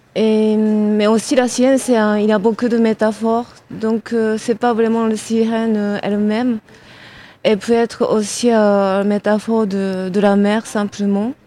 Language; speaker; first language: French; non-native, fluent; Japanese